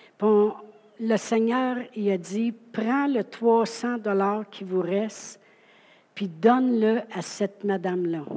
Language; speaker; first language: French; native; French